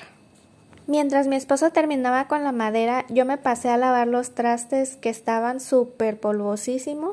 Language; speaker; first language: Spanish; native; Spanish